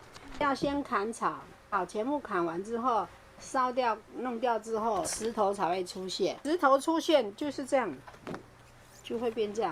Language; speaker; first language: Chinese; native; Chinese